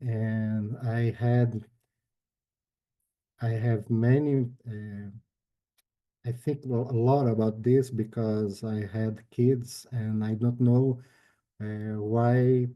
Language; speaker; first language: English; non-native, learner; Portuguese